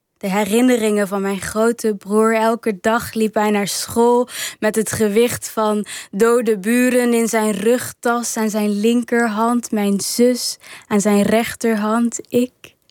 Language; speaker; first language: Dutch; early bilingual, other home language; Kinyarwanda